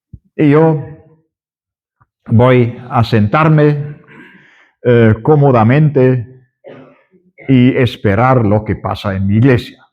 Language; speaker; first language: Spanish; non-native, fluent; German